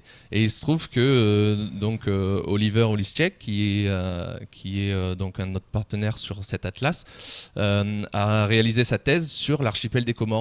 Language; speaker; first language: French; native; French